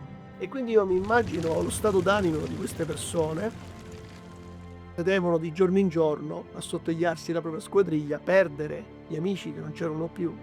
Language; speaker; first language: Italian; native; Italian